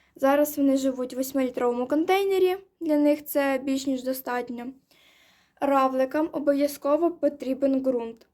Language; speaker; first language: Ukrainian; non-native, local second language; Russian